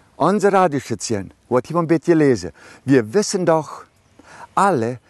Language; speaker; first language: German; early bilingual, other home language; Low German